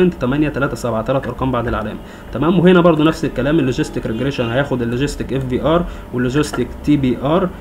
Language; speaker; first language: Arabic; native; Arabic